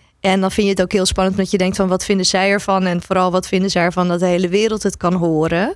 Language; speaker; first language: Dutch; native; Dutch